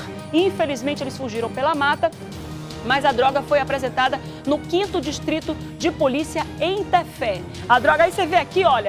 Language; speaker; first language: Portuguese; native; Portuguese